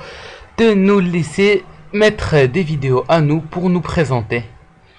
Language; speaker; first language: French; native; French